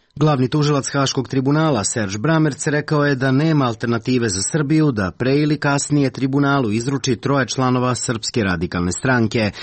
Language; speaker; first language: Serbian; native; Serbian